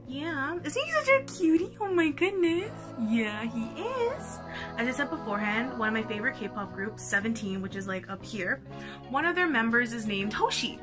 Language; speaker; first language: English; native; English